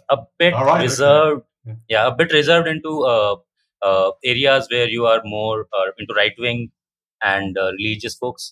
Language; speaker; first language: English; non-native, local second language; Hindi